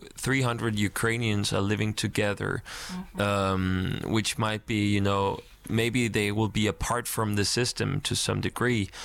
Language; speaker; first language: English; non-native, fluent; Danish